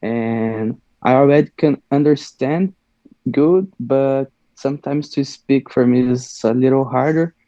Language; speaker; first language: English; non-native, learner; Portuguese